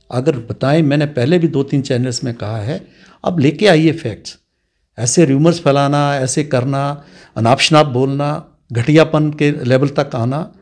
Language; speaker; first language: Hindi; non-native, local second language; Dogri